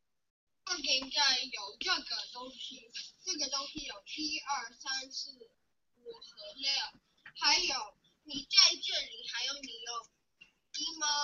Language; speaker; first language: Chinese; non-native, learner; English